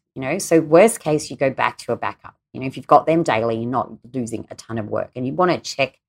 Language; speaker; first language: English; native; English